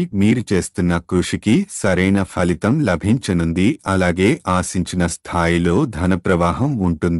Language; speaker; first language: Telugu; native; Telugu